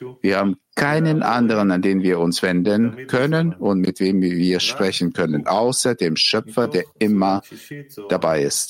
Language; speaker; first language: German; non-native, fluent; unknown